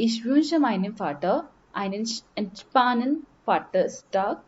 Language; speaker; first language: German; non-native, learner; Marathi